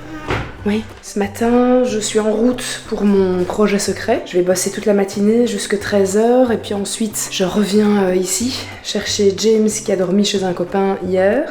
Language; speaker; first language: French; native; French